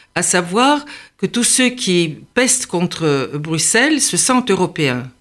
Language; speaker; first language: French; non-native, fluent; Bulgarian